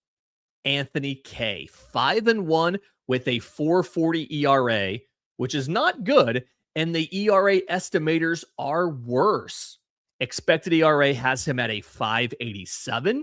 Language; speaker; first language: English; native; English